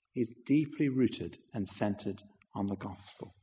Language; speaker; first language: English; native; English